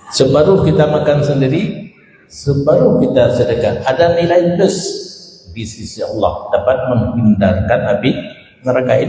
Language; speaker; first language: Malay; non-native, local second language; Achinese